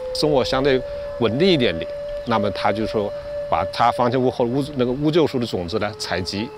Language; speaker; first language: Chinese; native; Chinese